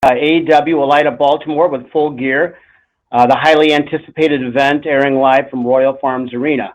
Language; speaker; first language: English; native; English